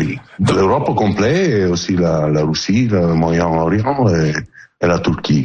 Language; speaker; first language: French; non-native, learner; Italian